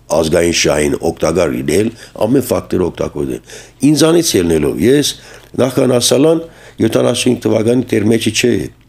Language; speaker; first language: Armenian; early bilingual, heritage; Armenian